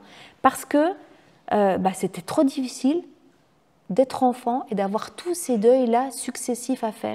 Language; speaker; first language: French; native; French